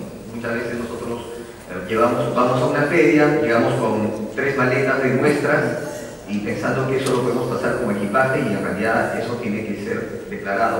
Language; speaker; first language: Spanish; native; Spanish